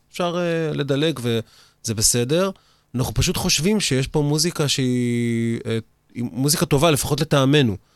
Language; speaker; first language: Hebrew; native; Hebrew